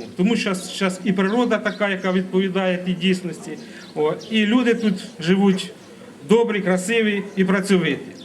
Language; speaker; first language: Ukrainian; native; Ukrainian